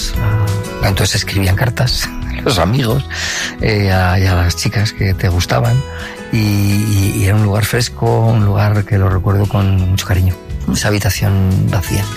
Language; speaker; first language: Spanish; native; Spanish